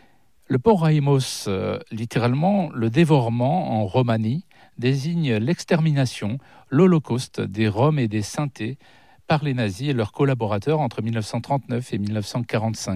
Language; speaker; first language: French; native; French